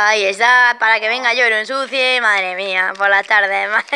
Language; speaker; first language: Spanish; native; Spanish